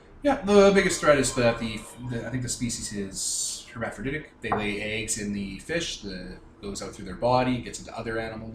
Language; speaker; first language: English; native; English